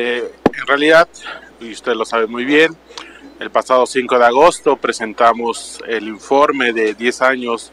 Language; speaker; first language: Spanish; native; Spanish